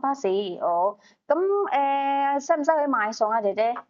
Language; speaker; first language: Cantonese; native; Cantonese